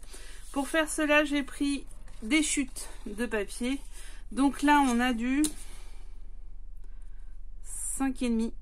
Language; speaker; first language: French; native; French